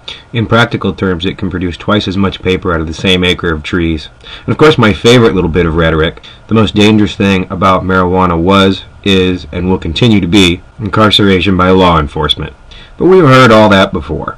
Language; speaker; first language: English; native; English